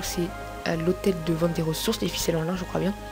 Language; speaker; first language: French; native; French